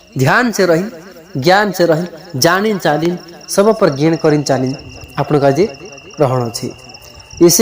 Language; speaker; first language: Hindi; non-native, local second language; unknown